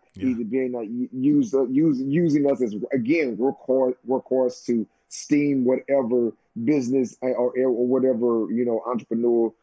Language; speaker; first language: English; native; English